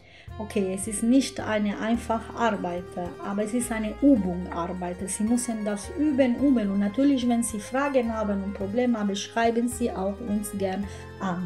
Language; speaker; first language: German; non-native, fluent; Italian